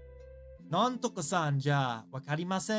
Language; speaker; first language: Japanese; non-native, learner; English